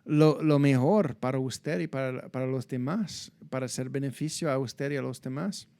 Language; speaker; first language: Spanish; non-native, fluent; English